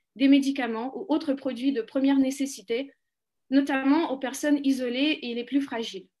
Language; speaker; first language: French; non-native, fluent; Ukrainian